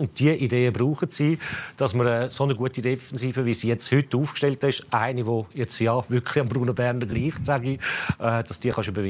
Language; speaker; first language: German; native; German